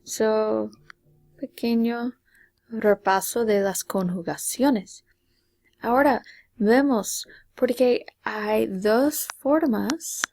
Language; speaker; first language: Spanish; non-native, fluent; English